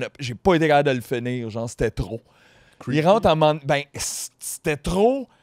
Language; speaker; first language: French; native; French